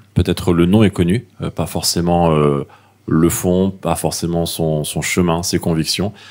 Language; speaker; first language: French; native; French